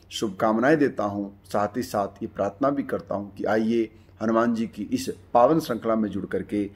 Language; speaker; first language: Hindi; native; Hindi